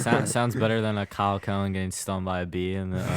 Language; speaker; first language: English; native; English